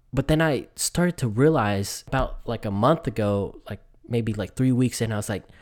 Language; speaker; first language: English; early bilingual, other home language; Vietnamese